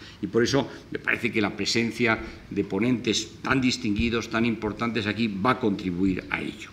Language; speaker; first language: Spanish; native; Spanish